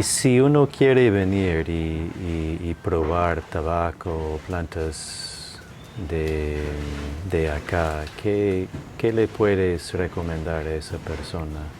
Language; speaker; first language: Spanish; non-native, fluent; English